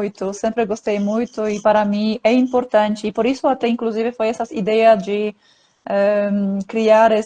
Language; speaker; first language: Portuguese; non-native, fluent; Polish